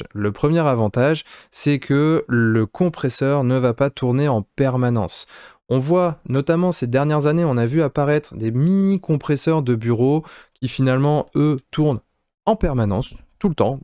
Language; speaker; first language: French; native; French